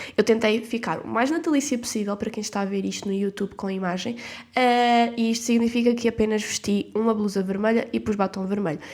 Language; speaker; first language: Portuguese; native; Portuguese